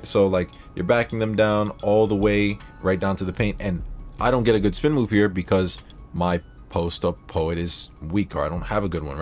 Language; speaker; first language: English; native; English